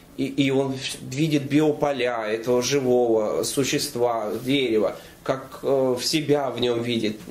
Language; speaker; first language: Russian; native; Russian